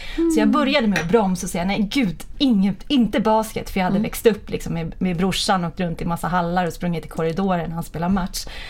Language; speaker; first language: Swedish; native; Swedish